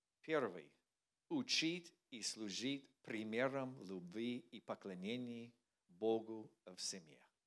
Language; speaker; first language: Russian; non-native, learner; English